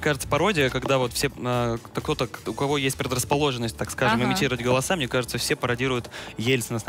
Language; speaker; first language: Russian; native; Russian